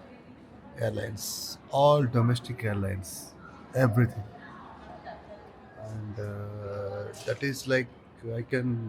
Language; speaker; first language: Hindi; non-native, local second language; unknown